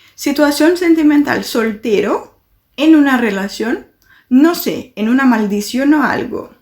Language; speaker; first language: Spanish; non-native, fluent; Portuguese